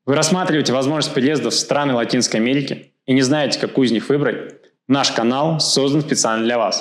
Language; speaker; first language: Russian; native; Russian